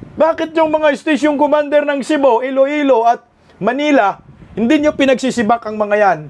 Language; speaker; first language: Filipino; non-native, local second language; Cebuano